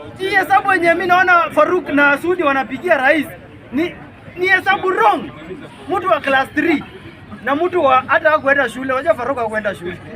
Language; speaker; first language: Swahili; non-native, local second language; Kalenjin